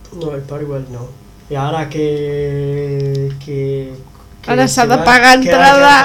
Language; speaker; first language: Catalan; non-native, learner; Spanish